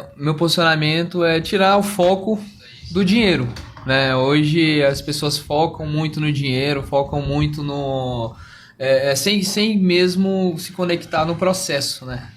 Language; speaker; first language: Portuguese; native; Portuguese